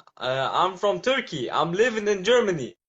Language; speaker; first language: English; non-native, learner; Turkish